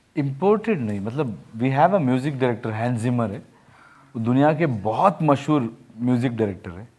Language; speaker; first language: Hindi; non-native, local second language; Kannada